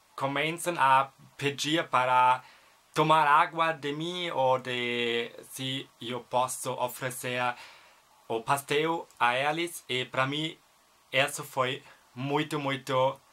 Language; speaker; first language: Portuguese; non-native, fluent; German